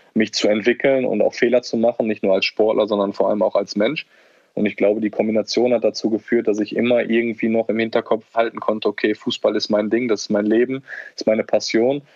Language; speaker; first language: German; native; German